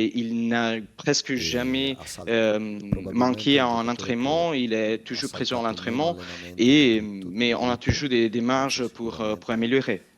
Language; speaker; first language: French; non-native, fluent; Italian